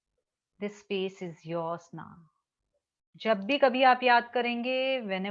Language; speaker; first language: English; non-native, local second language; Hindi